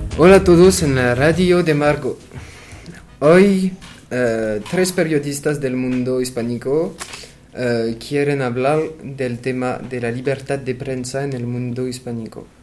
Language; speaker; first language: Spanish; non-native, learner; French